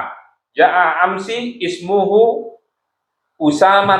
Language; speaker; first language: Arabic; non-native, learner; Indonesian